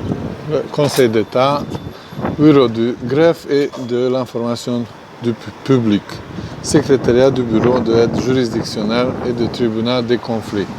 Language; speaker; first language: French; non-native, fluent; Hungarian